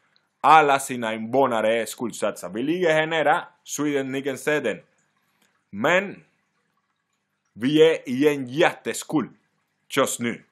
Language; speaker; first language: Swedish; non-native, fluent; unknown